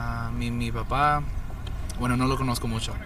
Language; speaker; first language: Spanish; early bilingual, heritage; Spanish